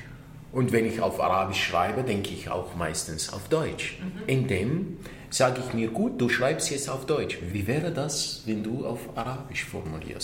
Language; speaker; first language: German; non-native, fluent; Arabic